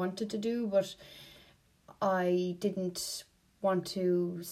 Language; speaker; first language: English; native; English